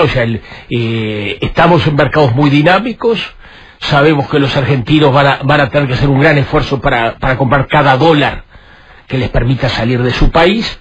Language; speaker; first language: Spanish; native; Spanish